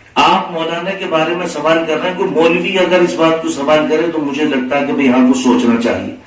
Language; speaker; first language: Urdu; native; Urdu